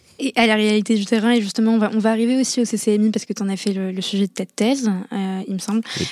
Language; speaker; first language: French; non-native, local second language; Arabic